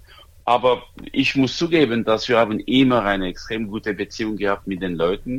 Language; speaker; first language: German; non-native, local second language; French